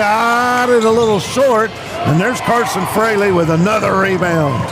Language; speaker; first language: English; native; English